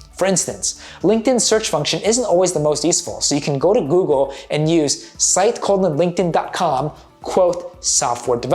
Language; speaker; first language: English; native; English